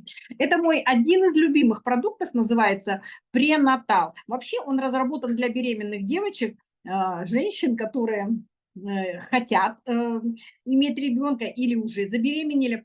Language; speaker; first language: Russian; native; Russian